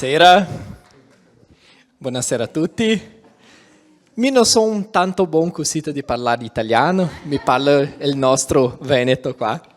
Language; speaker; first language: Italian; non-native, learner; Portuguese